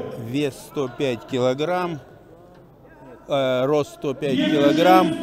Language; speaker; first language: Russian; native; Russian